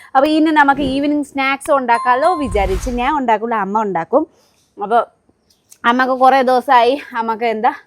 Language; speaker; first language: Malayalam; non-native, fluent; Nepali